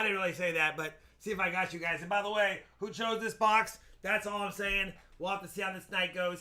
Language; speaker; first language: English; native; English